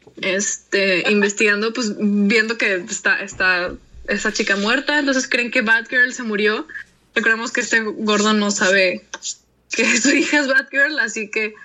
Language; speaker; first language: Spanish; native; Spanish